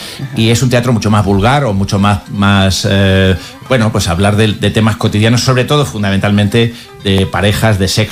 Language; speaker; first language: Spanish; native; Spanish